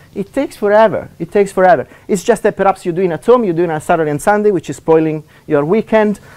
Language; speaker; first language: English; non-native, fluent; Italian